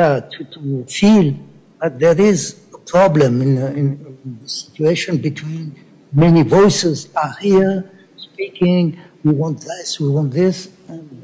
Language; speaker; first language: English; non-native, learner; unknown